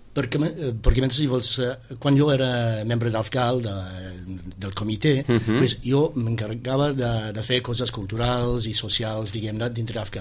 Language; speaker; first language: Catalan; non-native, fluent; English